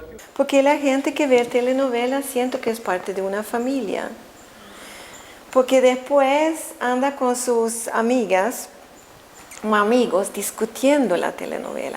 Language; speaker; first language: Spanish; non-native, fluent; Swedish